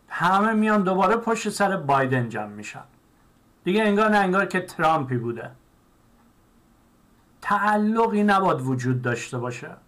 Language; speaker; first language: Persian; native; Persian